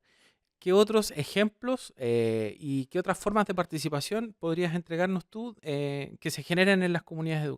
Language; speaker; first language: Spanish; native; Spanish